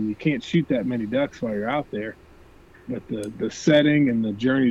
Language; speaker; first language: English; native; English